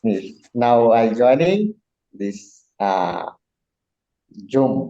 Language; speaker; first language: English; non-native, learner; Bangla